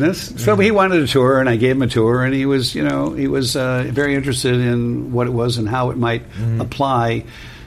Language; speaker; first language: English; native; English